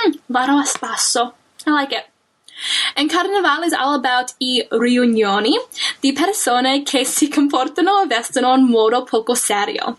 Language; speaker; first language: Italian; non-native, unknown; English